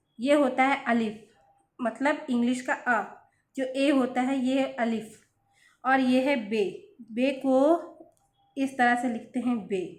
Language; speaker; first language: Hindi; native; Hindi